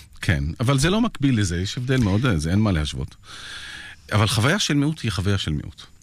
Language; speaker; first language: Hebrew; non-native, local second language; Arabic